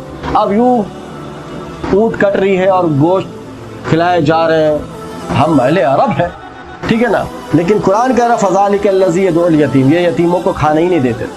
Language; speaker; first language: Urdu; native; Urdu